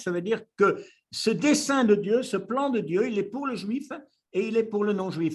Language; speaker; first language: French; native; French